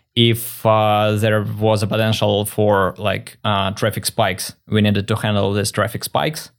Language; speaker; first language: English; non-native, fluent; Russian